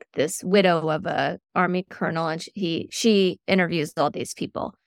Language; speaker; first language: English; native; English